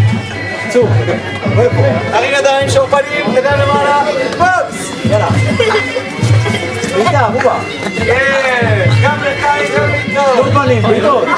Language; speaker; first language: Hebrew; native; Hebrew